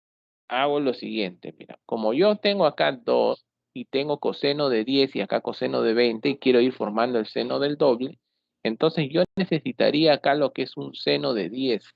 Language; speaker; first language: Spanish; native; Spanish